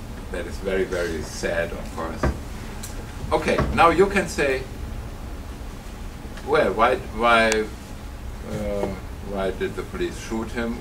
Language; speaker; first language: English; non-native, fluent; German